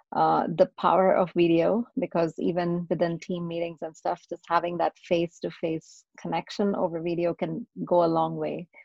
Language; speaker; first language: English; non-native, local second language; Tamil